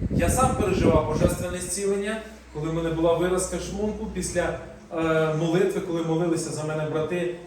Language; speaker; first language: Ukrainian; non-native, local second language; Russian